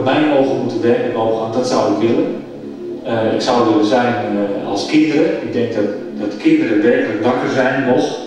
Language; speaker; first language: Dutch; native; Dutch